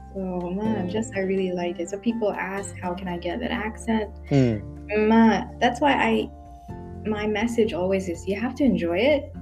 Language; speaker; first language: English; non-native, local second language; Filipino